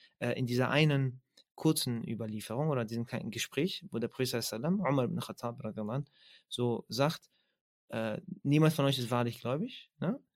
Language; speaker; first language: German; early bilingual, other home language; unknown